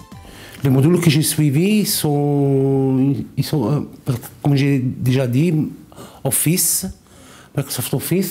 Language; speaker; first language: French; non-native, learner; Italian